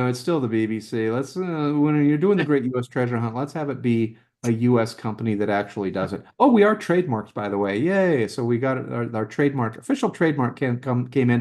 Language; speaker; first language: English; native; English